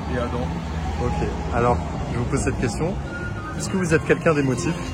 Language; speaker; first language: French; native; French